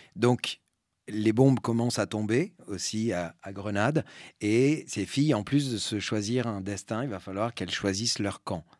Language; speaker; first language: French; early bilingual, other home language; Spanish